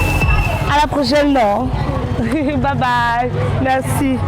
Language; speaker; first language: French; native; French